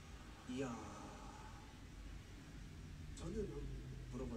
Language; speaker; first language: Korean; native; Korean